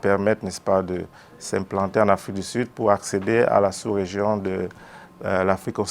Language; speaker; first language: French; native; French